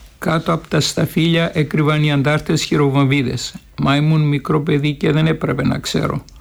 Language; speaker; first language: Greek; native; Greek